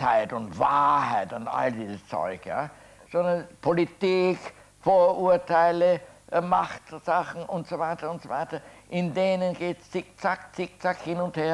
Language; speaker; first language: German; native; German